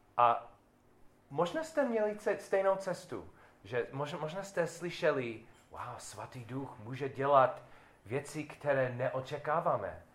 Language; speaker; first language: Czech; non-native, learner; English